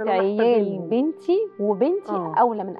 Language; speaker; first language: Arabic; native; Arabic